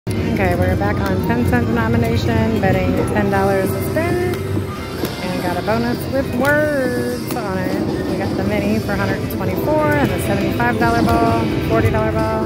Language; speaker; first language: English; native; English